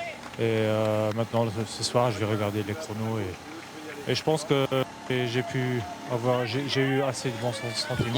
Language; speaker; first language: French; non-native, local second language; Luxembourgish